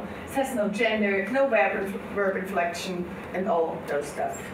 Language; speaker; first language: English; non-native, fluent; German